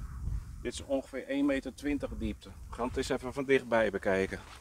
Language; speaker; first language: Dutch; native; Dutch